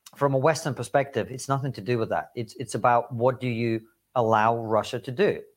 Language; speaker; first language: English; early bilingual, other home language; Russian